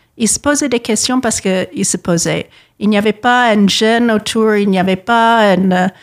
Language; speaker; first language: French; non-native, fluent; English